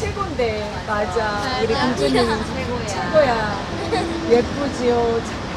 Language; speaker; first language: Korean; native; Korean